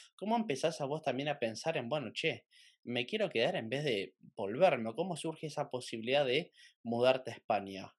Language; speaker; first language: Spanish; native; Spanish